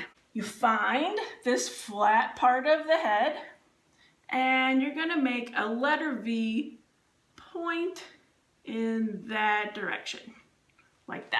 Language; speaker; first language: English; native; English